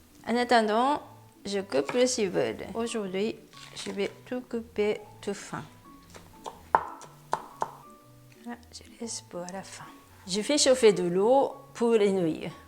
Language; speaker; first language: French; non-native, learner; Japanese